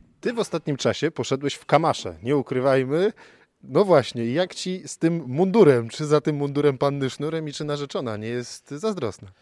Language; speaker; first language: Polish; native; Polish